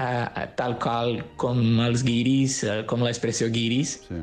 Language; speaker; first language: Catalan; non-native, fluent; Portuguese